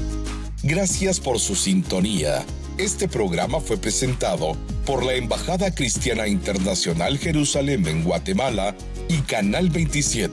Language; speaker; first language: Spanish; native; Spanish